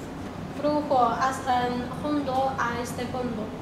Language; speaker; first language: Spanish; non-native, learner; Chinese